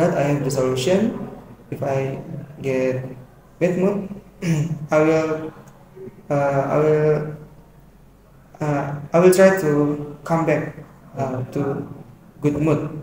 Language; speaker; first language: English; non-native, learner; Indonesian